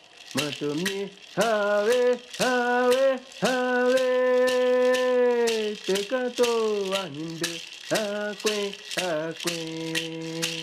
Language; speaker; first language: Portuguese; non-native, local second language; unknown